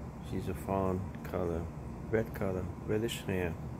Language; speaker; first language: English; non-native, fluent; Vietnamese